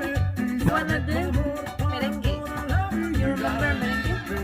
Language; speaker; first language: English; non-native, learner; Spanish